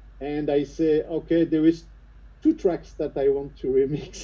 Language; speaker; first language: English; non-native, fluent; French